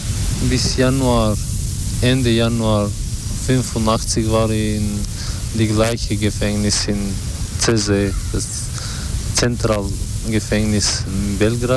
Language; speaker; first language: German; non-native, learner; Albanian